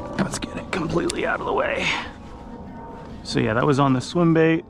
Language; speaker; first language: English; native; English